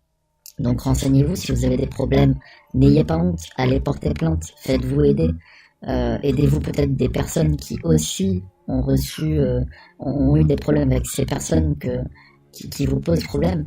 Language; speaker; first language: French; native; French